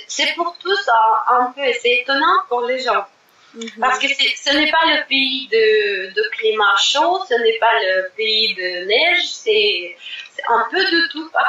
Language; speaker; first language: French; non-native, fluent; Russian